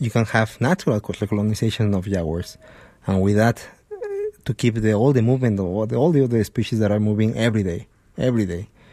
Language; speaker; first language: English; non-native, fluent; Spanish